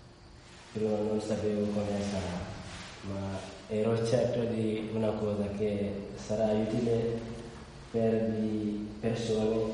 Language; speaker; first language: Italian; non-native, learner; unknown